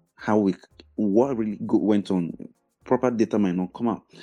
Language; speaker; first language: English; non-native, local second language; Igbo